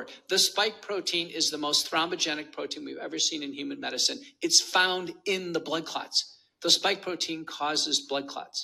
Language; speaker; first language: English; native; English